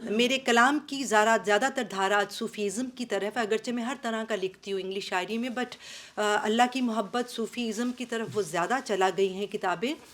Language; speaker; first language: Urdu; native; Urdu